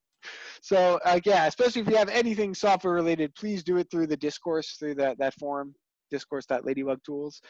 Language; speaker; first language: English; native; English